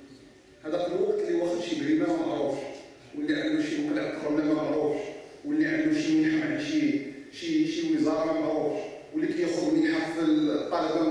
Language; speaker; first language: Arabic; native; Arabic